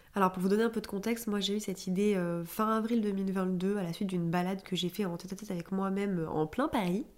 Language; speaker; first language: French; native; French